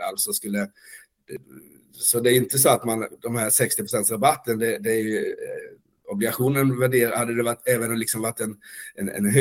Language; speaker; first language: Swedish; native; Swedish